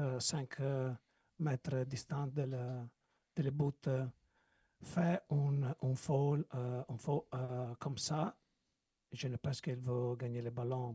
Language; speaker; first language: French; non-native, learner; Italian